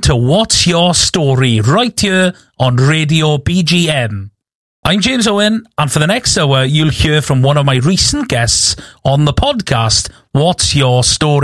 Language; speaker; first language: English; native; English